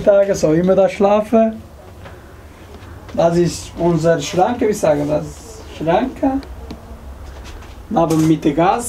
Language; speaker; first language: German; non-native, learner; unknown